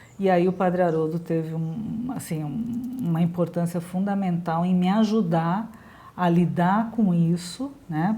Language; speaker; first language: Portuguese; native; Portuguese